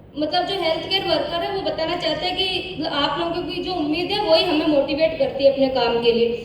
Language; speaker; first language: Hindi; native; Hindi